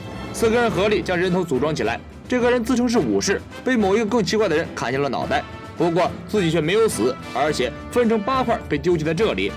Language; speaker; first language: Chinese; native; Chinese